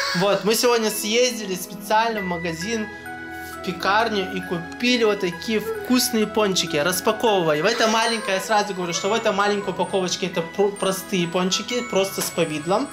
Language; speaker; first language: Russian; native; Russian